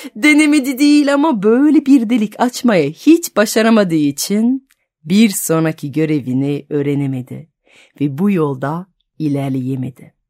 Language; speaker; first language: Turkish; non-native, fluent; French